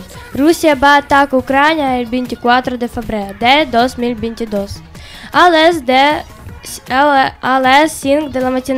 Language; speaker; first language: Catalan; non-native, learner; Ukrainian